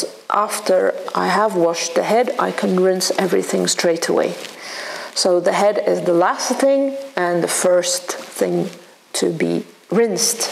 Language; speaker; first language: English; non-native, fluent; Dutch